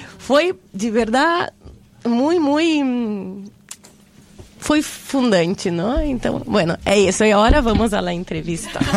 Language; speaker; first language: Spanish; non-native, fluent; Portuguese